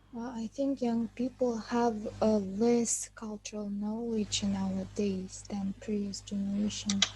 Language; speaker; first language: English; non-native, fluent; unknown